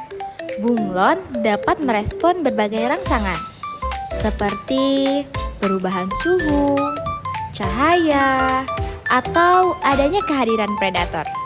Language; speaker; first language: Indonesian; native; Indonesian